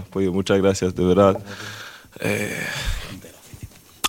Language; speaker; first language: Spanish; non-native, fluent; Swedish